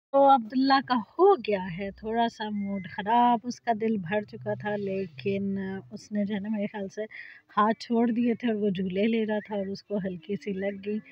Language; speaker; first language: Hindi; native; Hindi